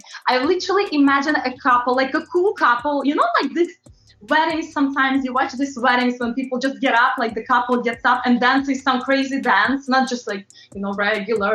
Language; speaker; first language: English; non-native, fluent; Latvian